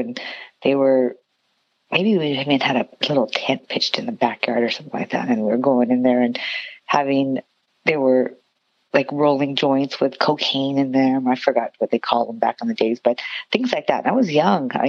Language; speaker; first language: English; native; English